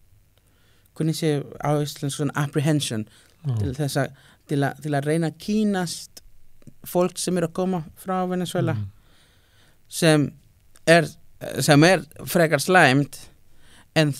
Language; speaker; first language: Icelandic; non-native, fluent; Spanish